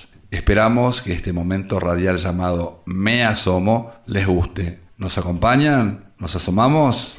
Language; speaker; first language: Spanish; native; Spanish